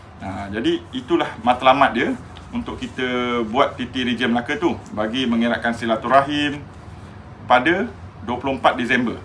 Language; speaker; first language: Malay; native; Malay